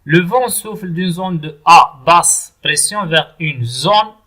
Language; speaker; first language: French; non-native, local second language; Arabic